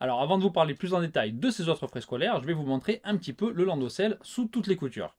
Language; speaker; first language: French; native; French